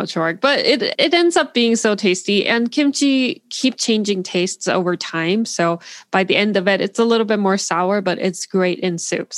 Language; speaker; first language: English; non-native, fluent; Korean